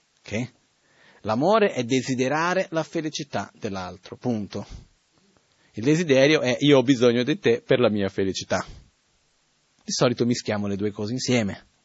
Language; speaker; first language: Italian; non-native, fluent; Portuguese